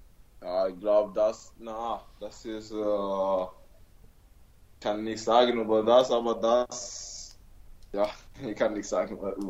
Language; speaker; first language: German; non-native, learner; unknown